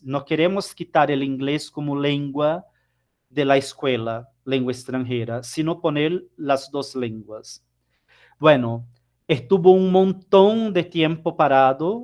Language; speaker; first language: Spanish; non-native, fluent; Portuguese